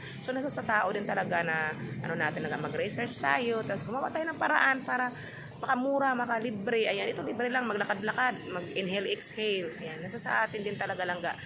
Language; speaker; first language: Filipino; non-native, local second language; Cebuano